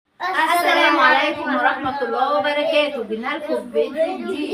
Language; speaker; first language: Arabic; native; Arabic